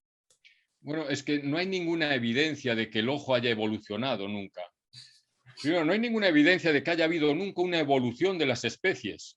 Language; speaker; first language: Spanish; native; Spanish